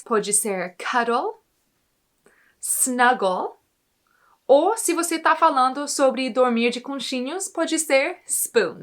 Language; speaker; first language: Portuguese; non-native, fluent; English